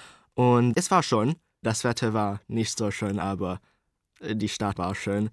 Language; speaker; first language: German; non-native, learner; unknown